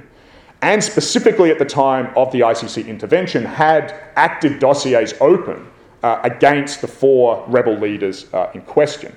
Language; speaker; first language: English; native; English